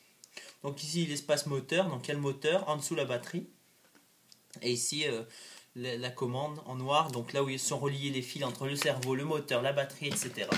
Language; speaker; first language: French; native; French